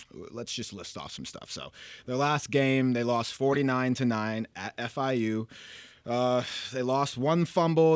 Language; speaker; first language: English; native; English